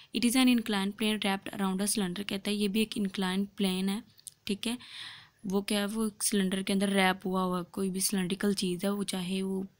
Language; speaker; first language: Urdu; non-native, local second language; Punjabi